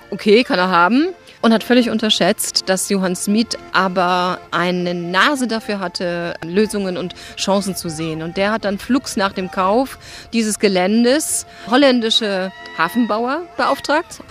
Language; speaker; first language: German; native; German